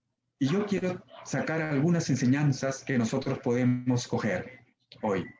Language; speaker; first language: Spanish; native; Spanish